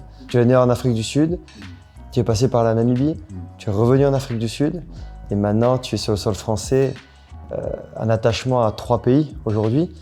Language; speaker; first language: French; native; French